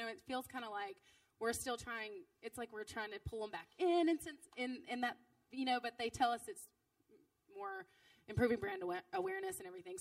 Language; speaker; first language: English; native; English